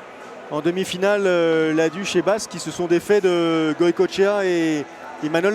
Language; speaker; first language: French; native; French